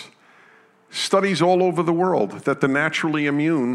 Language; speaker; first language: English; native; English